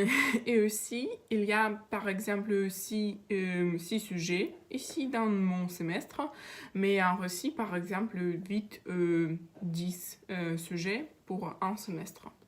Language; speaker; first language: French; non-native, learner; Russian